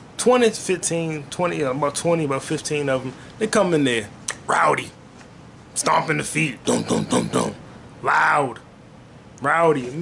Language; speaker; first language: English; native; English